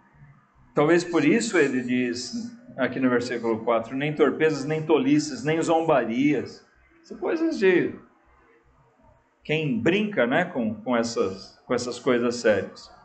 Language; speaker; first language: Portuguese; native; Portuguese